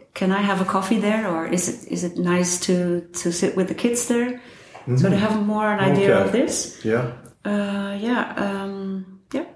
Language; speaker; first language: English; non-native, fluent; Dutch